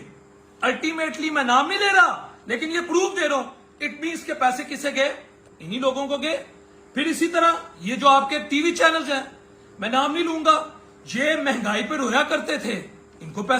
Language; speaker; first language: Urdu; non-native, local second language; Punjabi